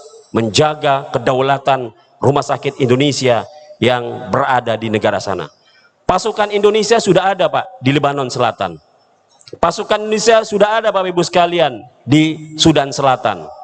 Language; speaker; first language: Indonesian; native; Indonesian